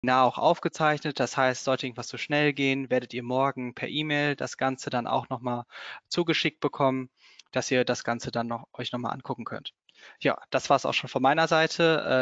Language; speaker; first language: German; native; German